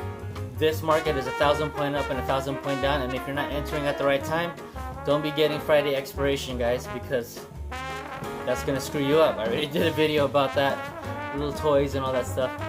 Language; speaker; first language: English; native; English